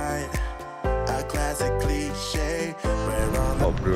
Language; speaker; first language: Portuguese; non-native, learner; English